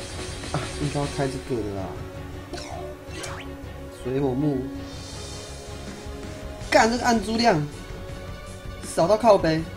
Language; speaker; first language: Chinese; native; Chinese